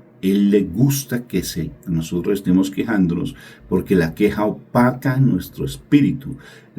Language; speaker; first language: Spanish; native; Spanish